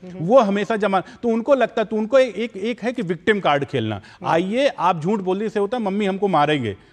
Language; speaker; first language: Hindi; native; Hindi